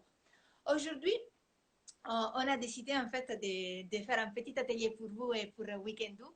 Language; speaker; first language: French; non-native, fluent; Italian